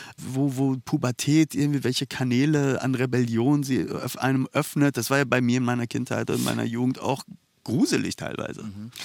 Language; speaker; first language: German; early bilingual, other home language; Persian